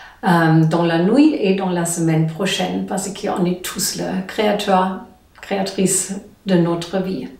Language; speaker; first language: French; non-native, learner; German